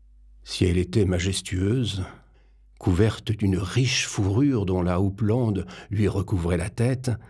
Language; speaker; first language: French; native; French